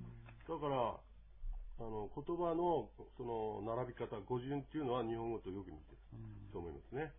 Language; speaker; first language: Japanese; native; Japanese